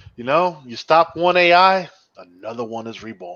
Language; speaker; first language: English; native; English